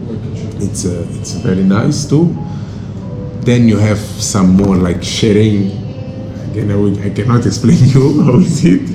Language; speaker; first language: English; non-native, local second language; Kabuverdianu